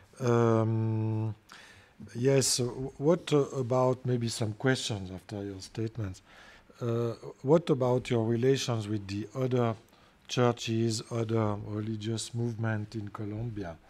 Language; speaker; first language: English; non-native, fluent; French